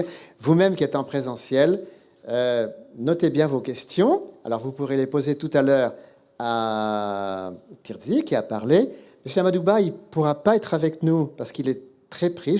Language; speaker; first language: French; native; French